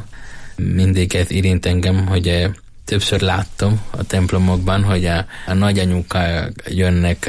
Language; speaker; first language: Hungarian; non-native, learner; Spanish